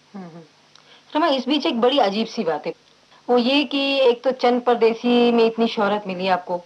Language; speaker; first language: Hindi; native; Hindi